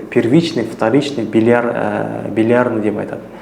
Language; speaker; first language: Russian; non-native, local second language; Kazakh